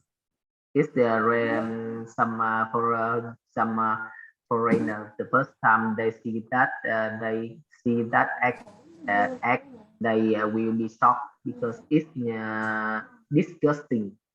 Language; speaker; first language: English; non-native, learner; Vietnamese